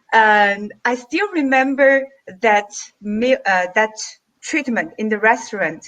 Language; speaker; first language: English; non-native, fluent; Chinese